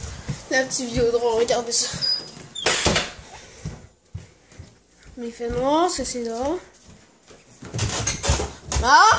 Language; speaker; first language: French; native; French